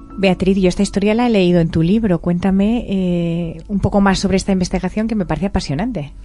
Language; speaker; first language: Spanish; native; Spanish